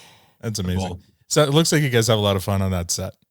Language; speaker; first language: English; native; English